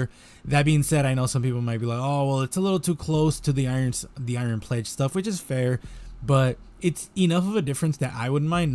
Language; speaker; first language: English; native; English